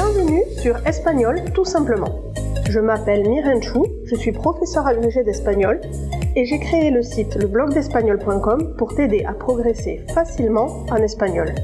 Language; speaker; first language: French; native; French